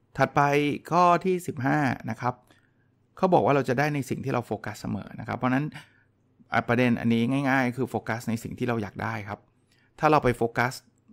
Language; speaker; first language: Thai; native; Thai